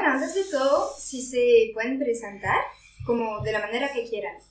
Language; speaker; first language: Spanish; non-native, fluent; French